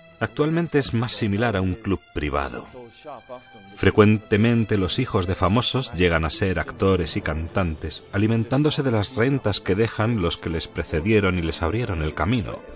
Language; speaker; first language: Spanish; non-native, fluent; English